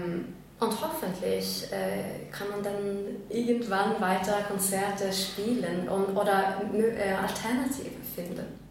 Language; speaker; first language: German; non-native, fluent; Norwegian